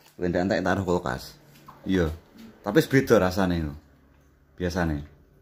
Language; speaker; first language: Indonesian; non-native, local second language; Javanese